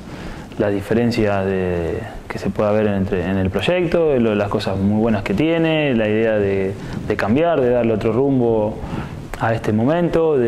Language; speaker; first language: Spanish; native; Spanish